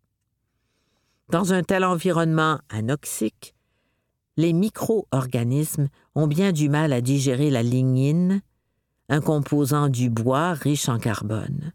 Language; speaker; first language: French; native; French